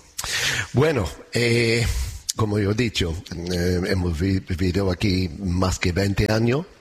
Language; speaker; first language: Spanish; non-native, learner; English